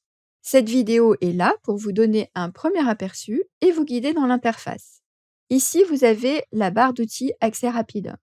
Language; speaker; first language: French; native; French